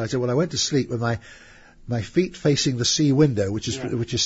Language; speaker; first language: English; native; English